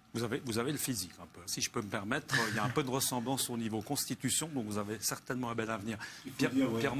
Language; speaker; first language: French; native; French